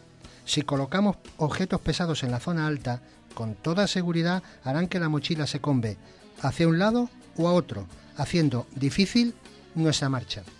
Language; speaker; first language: Spanish; native; Spanish